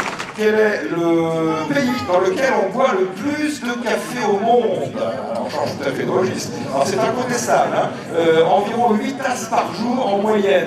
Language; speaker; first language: French; native; French